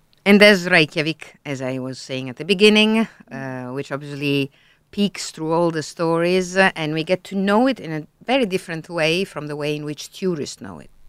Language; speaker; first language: English; non-native, fluent; Italian